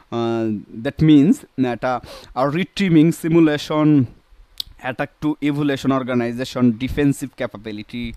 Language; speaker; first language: English; non-native, local second language; Bangla